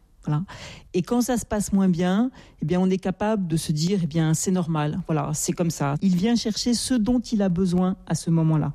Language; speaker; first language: French; native; French